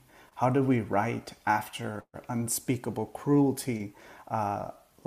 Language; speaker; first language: English; early bilingual, other home language; Spanish